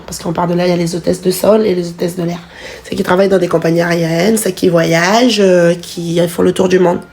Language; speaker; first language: French; native; French